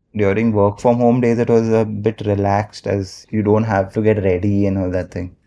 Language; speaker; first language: English; non-native, local second language; Marathi